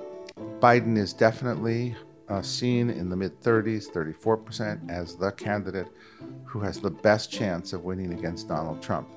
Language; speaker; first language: English; native; English